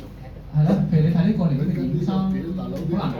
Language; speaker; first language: Cantonese; native; Cantonese